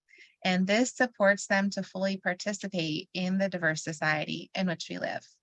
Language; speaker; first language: English; native; English